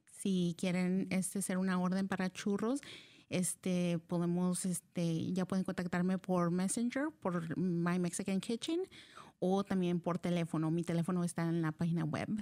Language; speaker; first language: Spanish; early bilingual, heritage; Spanish